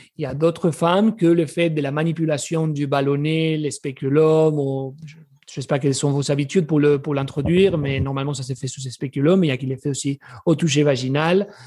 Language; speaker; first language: French; non-native, fluent; Spanish